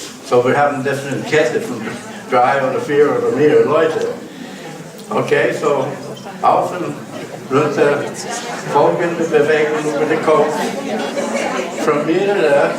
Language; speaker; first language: German; non-native, learner; English